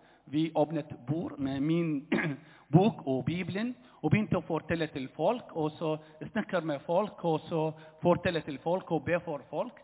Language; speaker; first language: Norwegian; non-native, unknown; Arabic